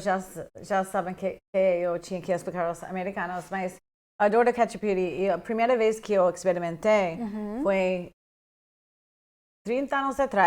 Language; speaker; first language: Portuguese; non-native, fluent; English